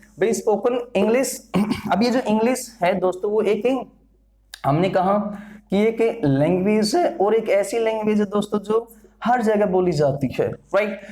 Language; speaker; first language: Hindi; native; Hindi